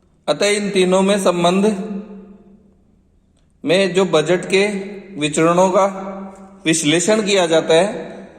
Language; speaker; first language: Hindi; native; Hindi